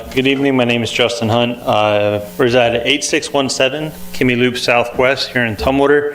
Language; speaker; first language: English; native; English